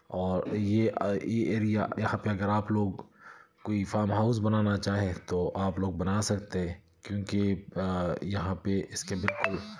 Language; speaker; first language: Urdu; non-native, local second language; Punjabi